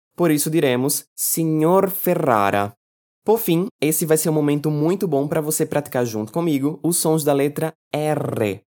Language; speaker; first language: Portuguese; native; Portuguese